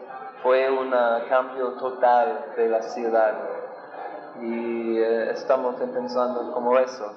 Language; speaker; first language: Spanish; non-native, learner; English